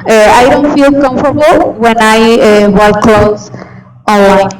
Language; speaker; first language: English; non-native, fluent; Spanish